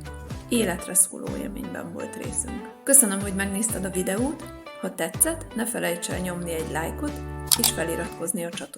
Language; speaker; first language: Hungarian; native; Hungarian